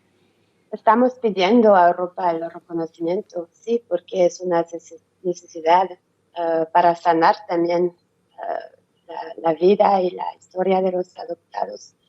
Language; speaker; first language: Spanish; non-native, learner; French